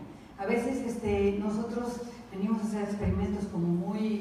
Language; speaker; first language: Spanish; native; Spanish